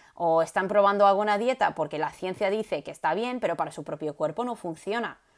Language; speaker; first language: Spanish; non-native, fluent; English